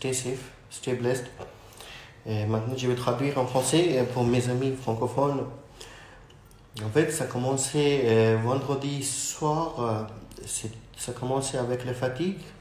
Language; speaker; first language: French; non-native, fluent; Urdu